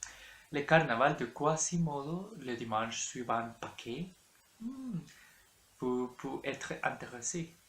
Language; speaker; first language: French; non-native, learner; Spanish